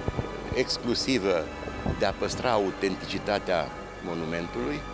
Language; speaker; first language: Romanian; native; Romanian